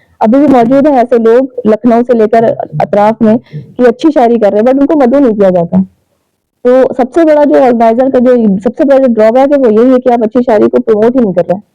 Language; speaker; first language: Urdu; native; Urdu